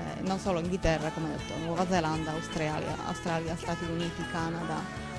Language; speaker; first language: Italian; non-native, fluent; Polish